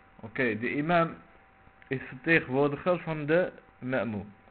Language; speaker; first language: Dutch; non-native, local second language; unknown